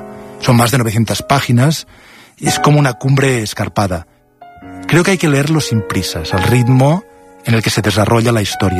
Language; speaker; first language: Spanish; native; Spanish